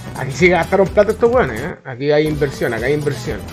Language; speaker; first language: Spanish; native; Spanish